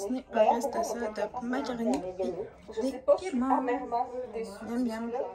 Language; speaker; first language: French; native; French